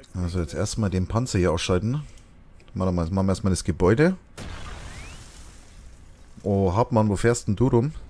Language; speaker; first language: German; native; German